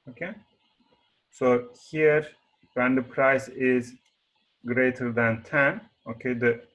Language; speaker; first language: English; non-native, fluent; Turkish